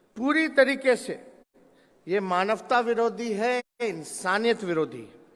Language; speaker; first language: Hindi; native; Hindi